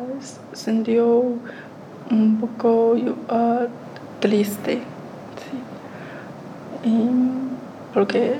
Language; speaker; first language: Spanish; non-native, learner; Chinese